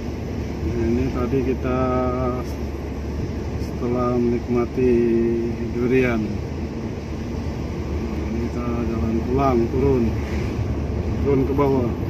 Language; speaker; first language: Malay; non-native, local second language; Achinese